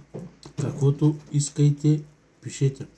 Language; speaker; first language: Bulgarian; non-native, local second language; Romanian